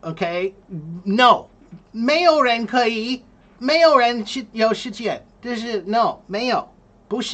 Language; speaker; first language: Chinese; non-native, learner; English